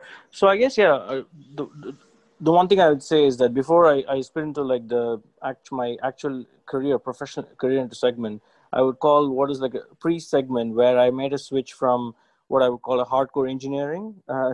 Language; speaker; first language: English; non-native, local second language; Tamil